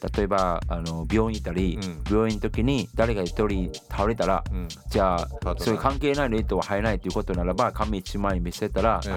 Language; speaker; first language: Japanese; non-native, fluent; Chinese